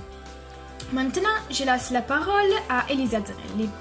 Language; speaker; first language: French; non-native, learner; Italian